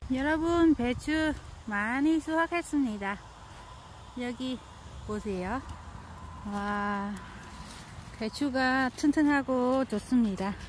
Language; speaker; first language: Korean; non-native, learner; Vietnamese